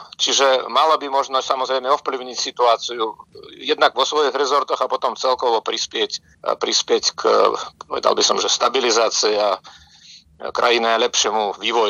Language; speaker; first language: Slovak; non-native, fluent; Russian